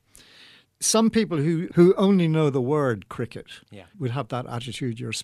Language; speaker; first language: English; native; English